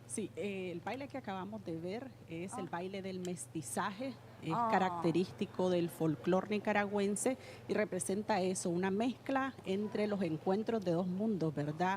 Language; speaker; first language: Spanish; native; Spanish